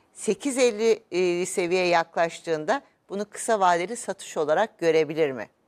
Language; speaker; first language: Turkish; native; Turkish